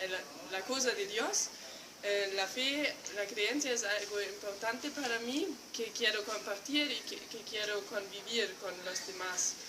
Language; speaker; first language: Spanish; non-native, fluent; German